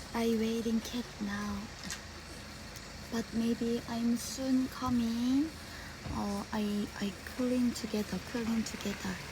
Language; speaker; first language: English; non-native, learner; Korean